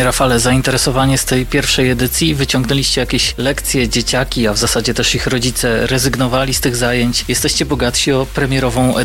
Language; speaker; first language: Polish; native; Polish